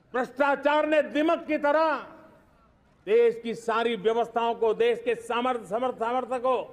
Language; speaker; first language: Hindi; non-native, local second language; Gujarati